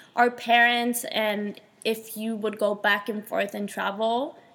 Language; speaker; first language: English; early bilingual, other home language; Spanish